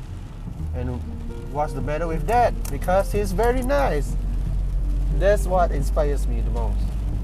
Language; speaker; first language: English; non-native, local second language; Malay